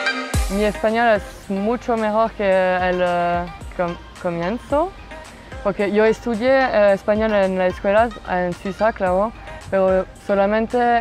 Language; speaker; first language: Spanish; non-native, learner; French